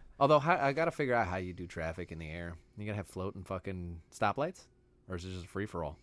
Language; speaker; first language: English; native; English